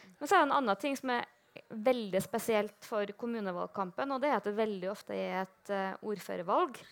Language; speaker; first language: Norwegian; native; Norwegian